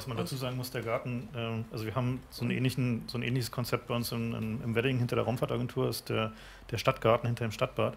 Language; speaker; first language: German; native; German